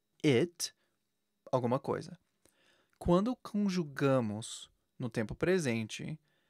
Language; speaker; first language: Portuguese; non-native, fluent; English